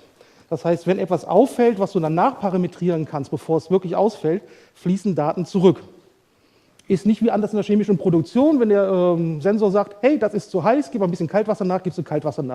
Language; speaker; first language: German; native; German